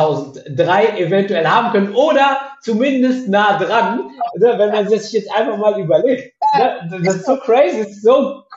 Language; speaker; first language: German; native; German